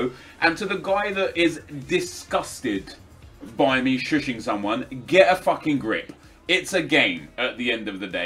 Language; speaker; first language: English; native; English